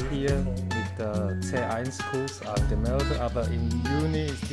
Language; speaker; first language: German; non-native, learner; Cantonese